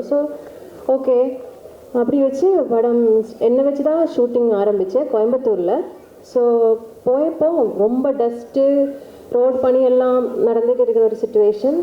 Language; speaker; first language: Tamil; non-native, learner; Malayalam